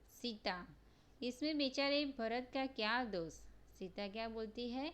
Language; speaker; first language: Hindi; non-native, local second language; Gujarati